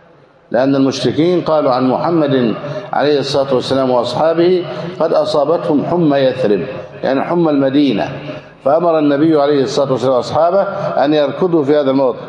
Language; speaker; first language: Arabic; native; Arabic